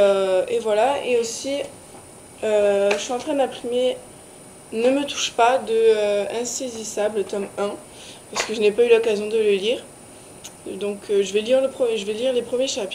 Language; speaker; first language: French; native; French